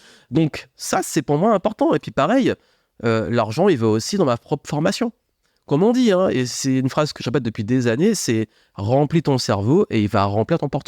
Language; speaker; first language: French; native; French